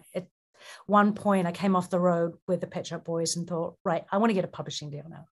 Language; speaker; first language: English; native; English